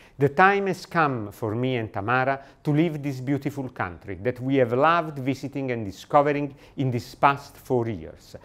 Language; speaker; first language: English; non-native, fluent; Italian